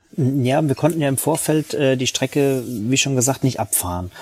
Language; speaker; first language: German; native; German